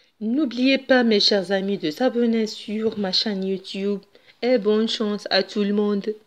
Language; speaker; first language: French; non-native, local second language; Arabic